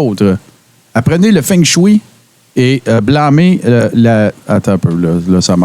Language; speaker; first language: French; native; French